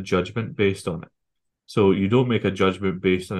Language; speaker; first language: English; native; English